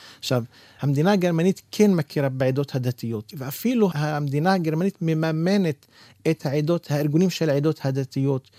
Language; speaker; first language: Hebrew; non-native, local second language; Arabic